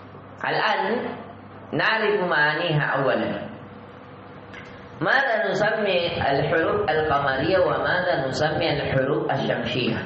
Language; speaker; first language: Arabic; non-native, fluent; Indonesian